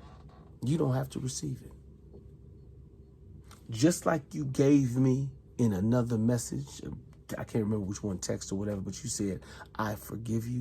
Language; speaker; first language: English; native; English